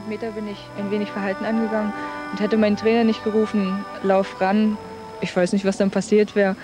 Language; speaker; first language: German; native; German